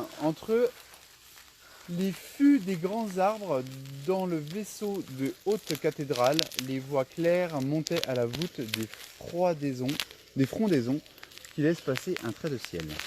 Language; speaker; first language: French; native; French